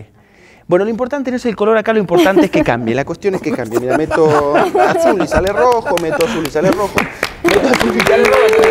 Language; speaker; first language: Spanish; native; Spanish